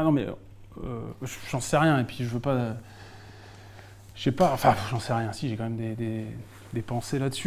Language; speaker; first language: French; native; French